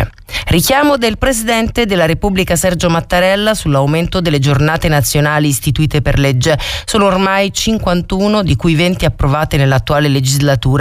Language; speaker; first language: Italian; native; Italian